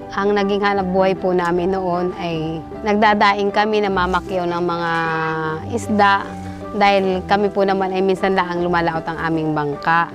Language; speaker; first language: Filipino; native; Filipino